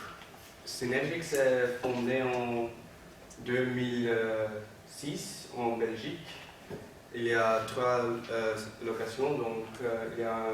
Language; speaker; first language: French; non-native, learner; Dutch